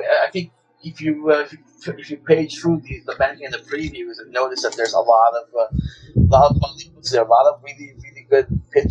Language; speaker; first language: English; non-native, local second language; Filipino